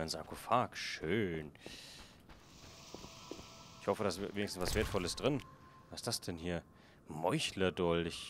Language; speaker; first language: German; native; German